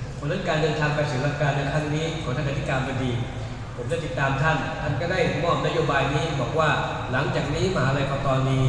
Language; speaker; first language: Thai; non-native, local second language; Malay